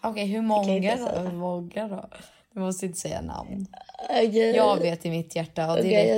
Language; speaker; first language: Swedish; native; Swedish